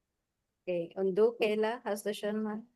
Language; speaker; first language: German; non-native, fluent; Filipino